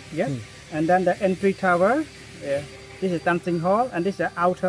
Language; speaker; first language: English; non-native, local second language; Khmer